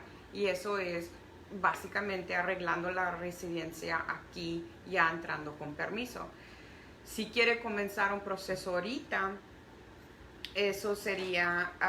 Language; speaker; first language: Spanish; early bilingual, heritage; Spanish